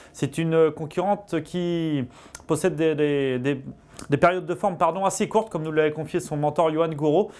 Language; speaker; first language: French; native; French